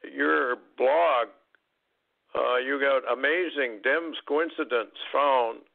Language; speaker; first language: English; native; English